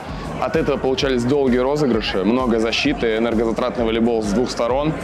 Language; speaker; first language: Russian; native; Russian